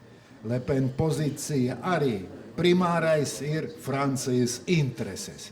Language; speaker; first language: Latvian; non-native, local second language; Russian